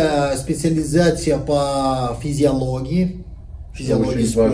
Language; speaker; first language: Russian; non-native, fluent; Portuguese